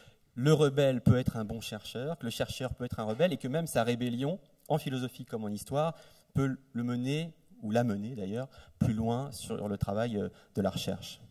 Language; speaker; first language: French; native; French